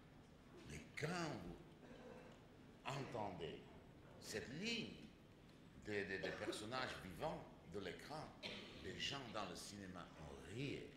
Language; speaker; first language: French; non-native, fluent; Czech